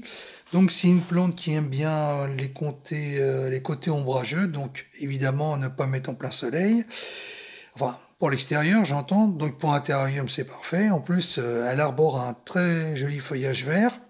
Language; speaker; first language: French; native; French